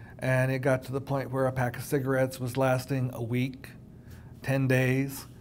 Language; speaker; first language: English; native; English